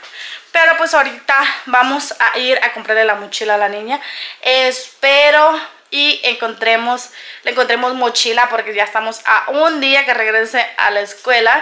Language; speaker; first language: Spanish; native; Spanish